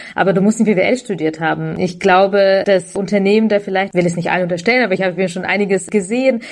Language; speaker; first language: German; early bilingual, other home language; Russian